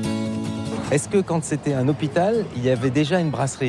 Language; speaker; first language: French; native; French